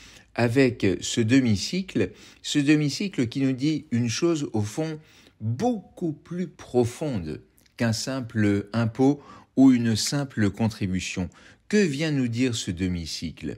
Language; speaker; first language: French; native; French